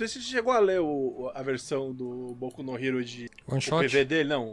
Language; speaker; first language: Portuguese; native; Portuguese